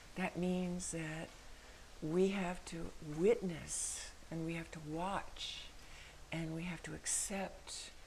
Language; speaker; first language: English; native; English